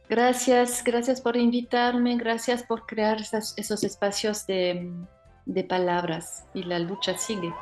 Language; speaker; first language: Spanish; non-native, fluent; French